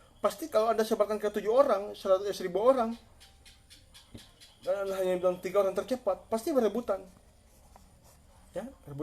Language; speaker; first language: Indonesian; native; Indonesian